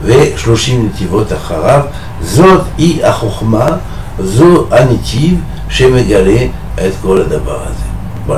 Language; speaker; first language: Hebrew; non-native, fluent; French